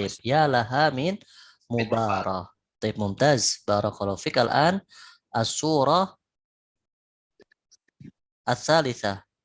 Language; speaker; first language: Arabic; non-native, fluent; Indonesian